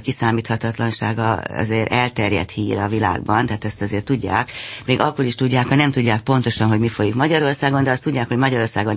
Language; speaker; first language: Hungarian; native; Hungarian